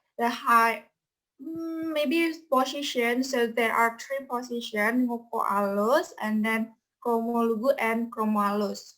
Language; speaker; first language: English; non-native, fluent; Indonesian